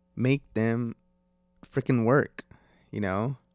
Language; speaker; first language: English; non-native, fluent; Spanish